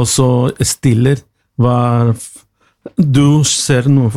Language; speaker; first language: Norwegian; non-native, learner; Spanish